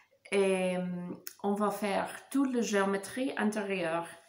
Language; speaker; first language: French; non-native, learner; English